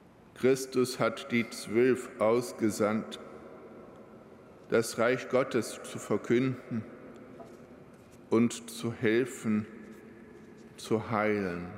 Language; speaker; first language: German; native; German